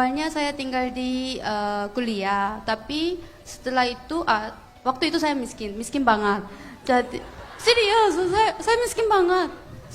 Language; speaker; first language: Indonesian; non-native, fluent; Korean